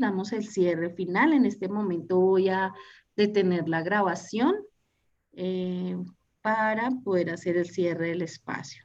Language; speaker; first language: Spanish; native; Spanish